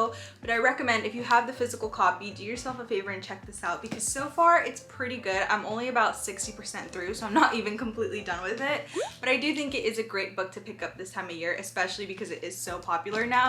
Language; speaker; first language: English; native; English